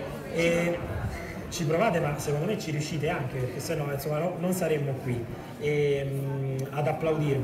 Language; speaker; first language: Italian; native; Italian